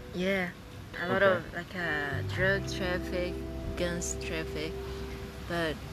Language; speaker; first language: English; non-native, learner; Portuguese